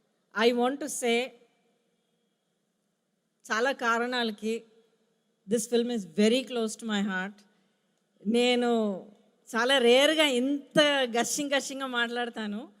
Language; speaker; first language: Telugu; native; Telugu